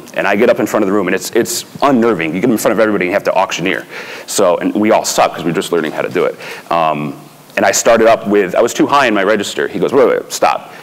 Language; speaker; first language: English; native; English